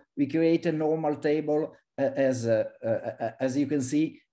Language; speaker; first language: English; non-native, fluent; Italian